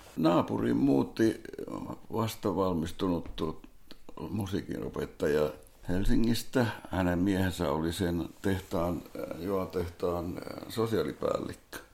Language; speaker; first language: Finnish; non-native, local second language; Swedish